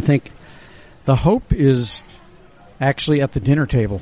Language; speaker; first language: English; native; English